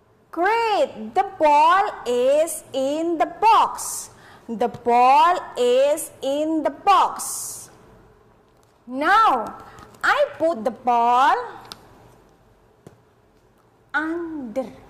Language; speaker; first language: English; non-native, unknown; Indonesian